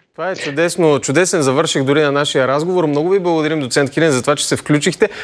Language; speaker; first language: Bulgarian; native; Bulgarian